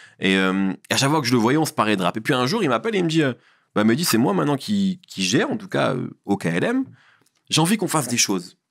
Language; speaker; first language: French; early bilingual, other home language; Arabic